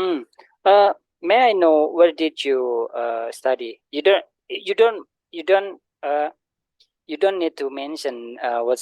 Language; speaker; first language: English; non-native, learner; Indonesian